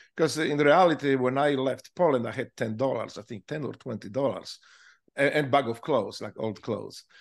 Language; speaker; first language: English; non-native, fluent; Polish